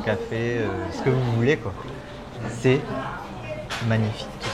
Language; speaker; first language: French; native; French